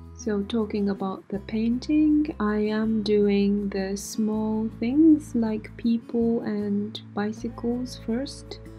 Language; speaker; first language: English; non-native, fluent; Japanese